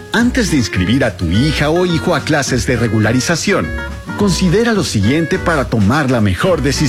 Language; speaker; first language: Spanish; native; Spanish